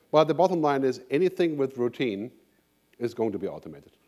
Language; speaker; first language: English; non-native, fluent; German